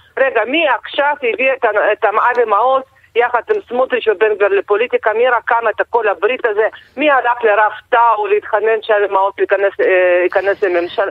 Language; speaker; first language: Hebrew; non-native, fluent; Russian